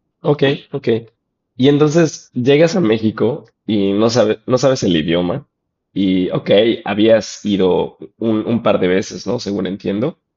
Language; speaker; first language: Spanish; native; Spanish